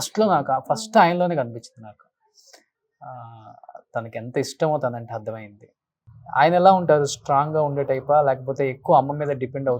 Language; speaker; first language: Telugu; native; Telugu